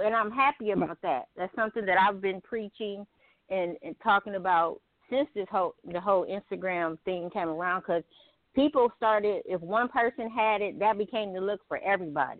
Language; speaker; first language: English; native; English